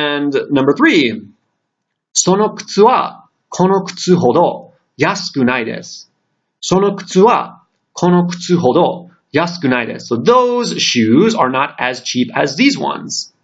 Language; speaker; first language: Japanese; non-native, fluent; English